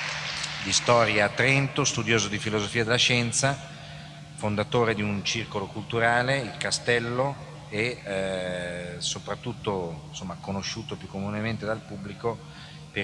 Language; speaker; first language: Italian; native; Italian